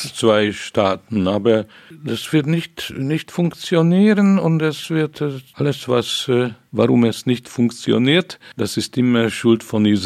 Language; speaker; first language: German; non-native, fluent; Hungarian